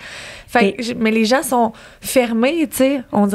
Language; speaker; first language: French; native; French